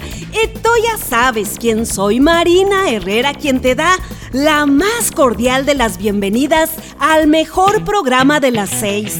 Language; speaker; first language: Spanish; native; Spanish